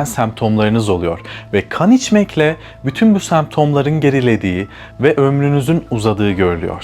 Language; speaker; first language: Turkish; native; Turkish